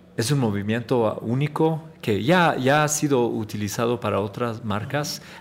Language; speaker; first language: Spanish; early bilingual, heritage; Spanish